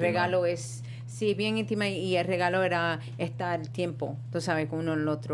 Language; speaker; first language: Spanish; early bilingual, heritage; Spanish